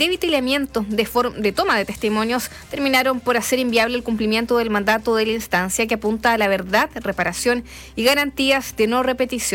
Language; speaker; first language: Spanish; native; Spanish